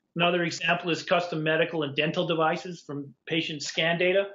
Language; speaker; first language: English; native; English